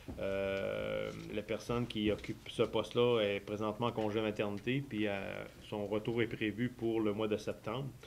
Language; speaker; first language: French; native; French